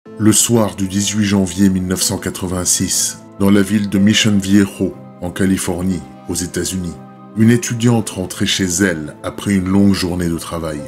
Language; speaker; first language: French; native; French